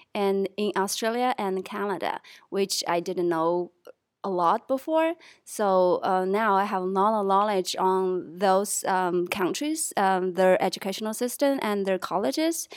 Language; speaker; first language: English; non-native, fluent; Chinese